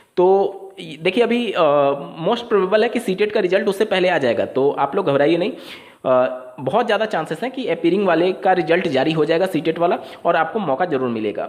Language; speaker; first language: Hindi; native; Hindi